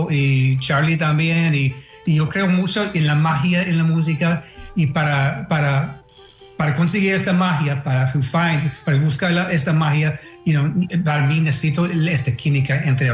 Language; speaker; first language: Spanish; non-native, fluent; English